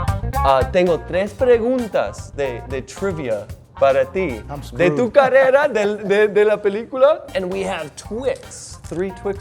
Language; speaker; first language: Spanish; non-native, fluent; English